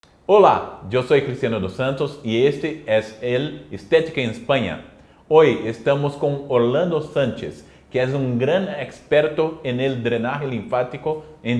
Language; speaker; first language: Spanish; non-native, learner; Portuguese